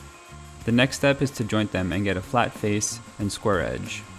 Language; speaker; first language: English; native; English